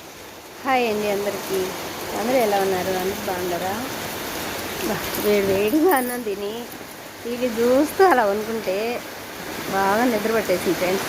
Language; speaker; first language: Telugu; native; Telugu